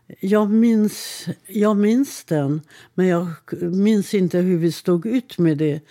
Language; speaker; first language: Swedish; non-native, fluent; Hungarian